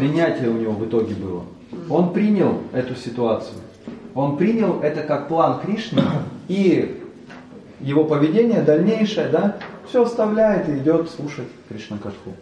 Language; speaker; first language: Russian; native; Russian